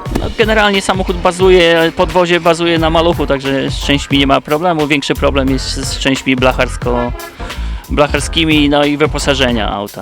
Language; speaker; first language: Polish; native; Polish